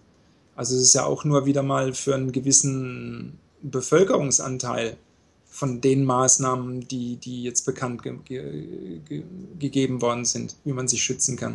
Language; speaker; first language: German; native; German